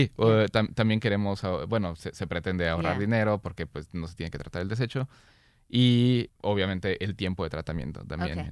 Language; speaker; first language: Spanish; native; Spanish